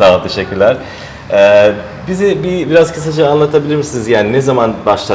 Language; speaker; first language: Turkish; non-native, fluent; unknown